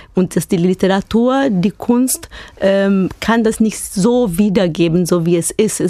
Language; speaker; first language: German; non-native, fluent; Portuguese